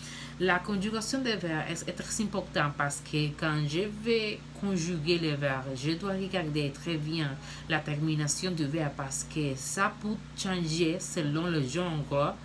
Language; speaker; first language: French; non-native, learner; Spanish